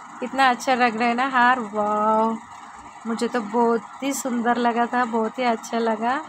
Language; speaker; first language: Hindi; non-native, local second language; Telugu